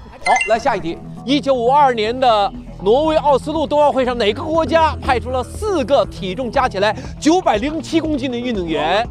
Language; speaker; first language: Chinese; native; Chinese